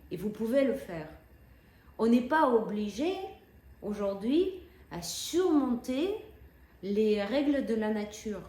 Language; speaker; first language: French; non-native, fluent; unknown